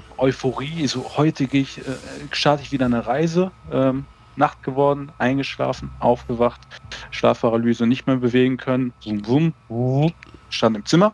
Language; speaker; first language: German; early bilingual, other home language; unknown